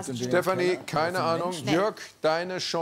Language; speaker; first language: German; native; German